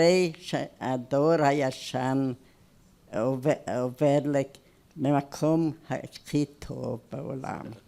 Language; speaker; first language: Hebrew; non-native, fluent; Hungarian